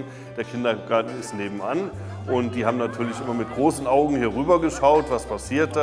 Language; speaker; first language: German; native; German